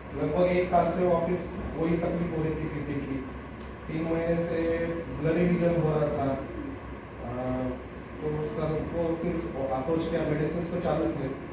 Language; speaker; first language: Hindi; non-native, local second language; Marathi